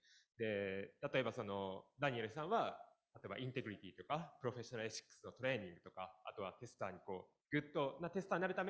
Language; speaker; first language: Japanese; native; Japanese